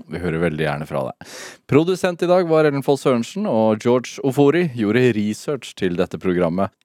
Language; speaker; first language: Norwegian; native; Norwegian